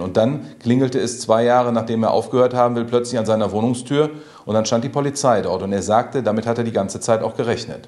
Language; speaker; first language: German; native; German